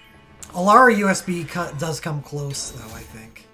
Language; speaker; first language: English; native; English